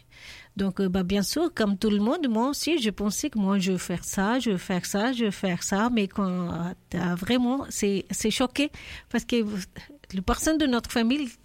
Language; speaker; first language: French; non-native, learner; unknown